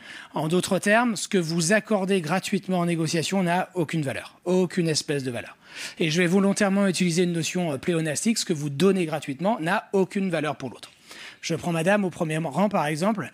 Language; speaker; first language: French; native; French